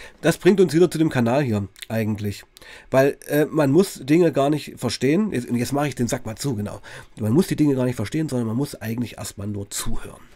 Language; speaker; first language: German; native; German